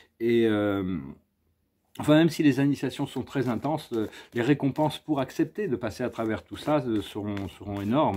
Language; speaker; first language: French; native; French